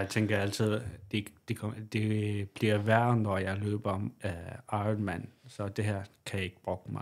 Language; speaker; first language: Danish; non-native, local second language; Kalaallisut